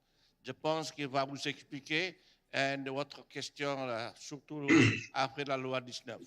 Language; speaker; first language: French; non-native, learner; Indonesian